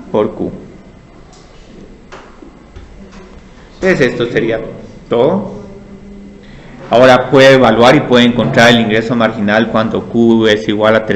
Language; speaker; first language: Spanish; native; Spanish